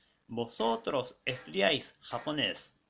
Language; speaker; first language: Spanish; non-native, fluent; Japanese